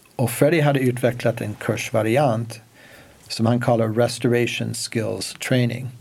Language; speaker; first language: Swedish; non-native, fluent; English